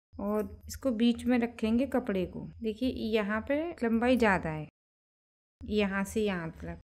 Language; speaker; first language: Hindi; native; Hindi